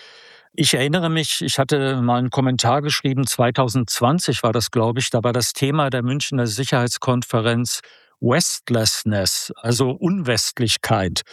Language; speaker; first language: German; native; German